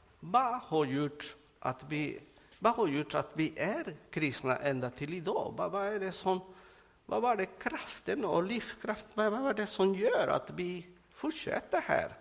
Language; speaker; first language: Swedish; non-native, fluent; Spanish